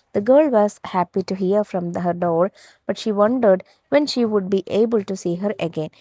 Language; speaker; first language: English; non-native, local second language; Malayalam